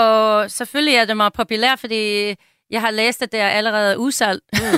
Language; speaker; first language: Danish; non-native, fluent; English